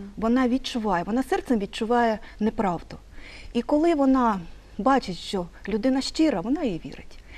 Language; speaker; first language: Ukrainian; native; Ukrainian